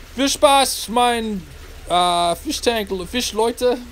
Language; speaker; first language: German; non-native, learner; English